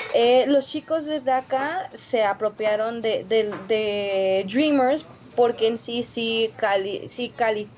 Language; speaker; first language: Spanish; early bilingual, heritage; Spanish